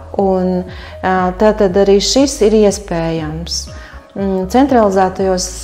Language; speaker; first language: Latvian; native; Latvian